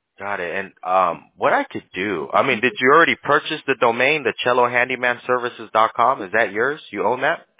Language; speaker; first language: English; early bilingual, other home language; Spanish